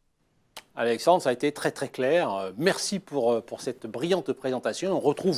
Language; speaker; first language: French; native; French